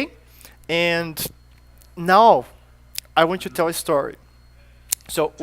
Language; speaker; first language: English; non-native, fluent; Portuguese